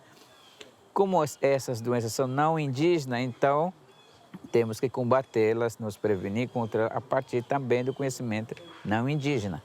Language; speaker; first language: Portuguese; non-native, local second language; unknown